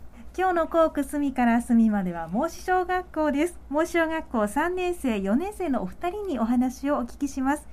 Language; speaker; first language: Japanese; native; Japanese